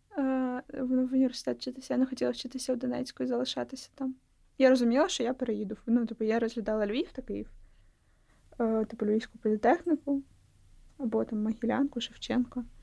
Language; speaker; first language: Ukrainian; non-native, local second language; Russian